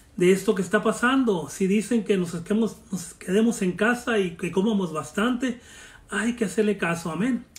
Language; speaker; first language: Spanish; native; Spanish